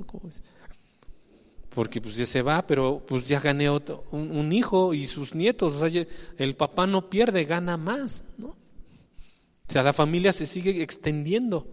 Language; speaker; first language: Spanish; native; Spanish